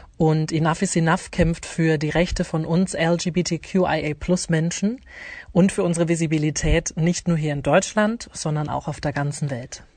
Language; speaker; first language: German; native; German